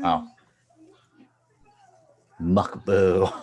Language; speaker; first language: English; native; English